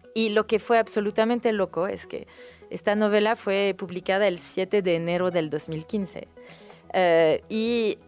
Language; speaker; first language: Spanish; non-native, fluent; French